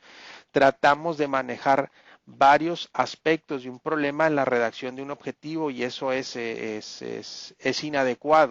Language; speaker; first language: Spanish; native; Spanish